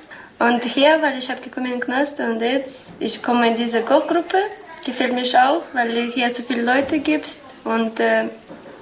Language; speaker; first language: German; non-native, learner; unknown